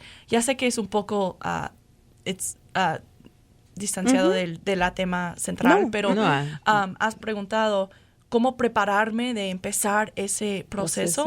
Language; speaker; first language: Spanish; non-native, fluent; English